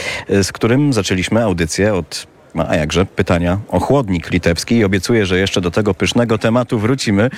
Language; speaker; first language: Polish; native; Polish